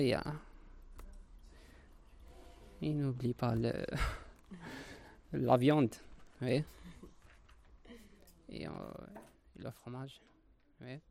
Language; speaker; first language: French; non-native, learner; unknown